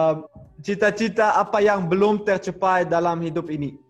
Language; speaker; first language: Indonesian; non-native, learner; Dutch